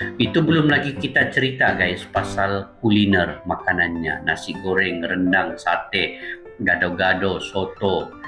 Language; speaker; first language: Malay; native; Malay